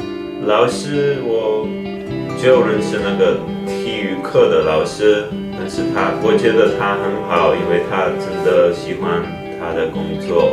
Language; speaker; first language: Chinese; non-native, fluent; Czech